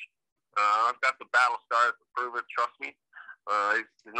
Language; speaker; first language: English; native; English